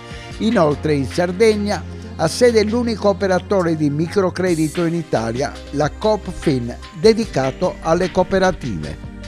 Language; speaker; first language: Italian; native; Italian